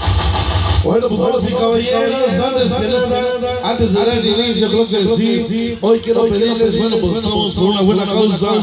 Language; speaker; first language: Spanish; native; Spanish